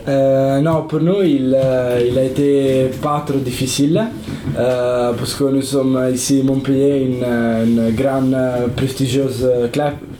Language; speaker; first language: French; non-native, learner; Italian